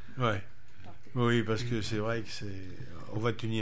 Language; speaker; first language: French; native; French